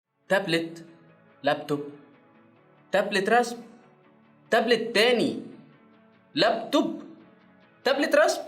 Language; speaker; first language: Arabic; native; Arabic